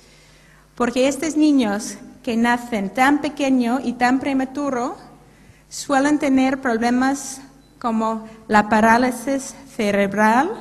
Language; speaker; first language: Spanish; non-native, fluent; English